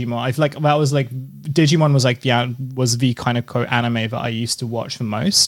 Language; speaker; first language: English; native; English